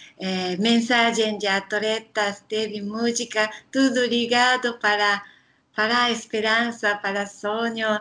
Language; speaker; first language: Portuguese; non-native, learner; Japanese